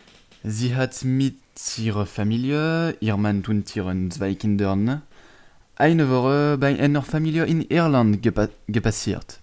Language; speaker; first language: German; non-native, learner; French